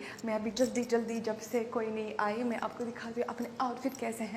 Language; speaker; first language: Hindi; non-native, learner; Russian